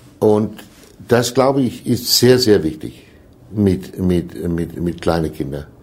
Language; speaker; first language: German; non-native, fluent; Danish